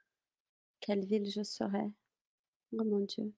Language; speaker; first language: French; non-native, fluent; Portuguese